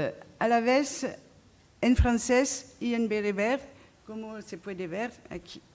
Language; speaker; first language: Spanish; non-native, fluent; French